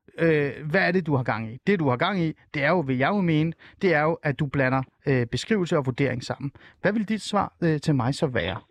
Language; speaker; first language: Danish; native; Danish